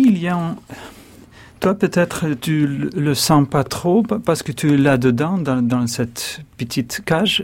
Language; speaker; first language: French; non-native, fluent; Russian